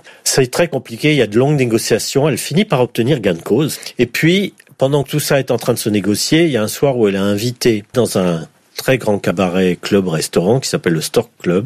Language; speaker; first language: French; native; French